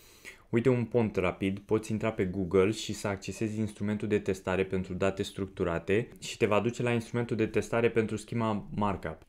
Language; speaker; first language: Romanian; native; Romanian